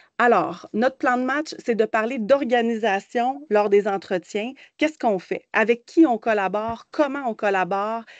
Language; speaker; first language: French; native; French